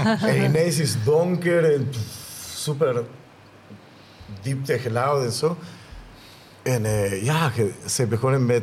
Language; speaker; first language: Dutch; non-native, learner; Spanish